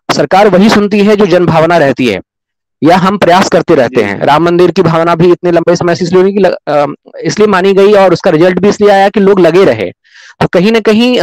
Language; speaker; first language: Hindi; native; Hindi